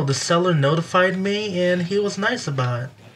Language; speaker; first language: English; native; English